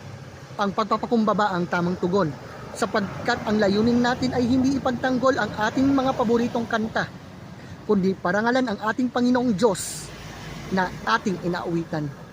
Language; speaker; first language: Filipino; native; Filipino